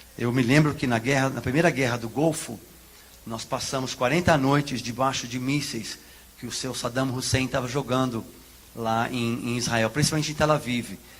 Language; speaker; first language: Portuguese; native; Portuguese